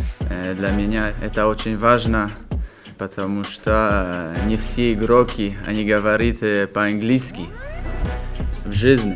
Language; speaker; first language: Russian; non-native, learner; Polish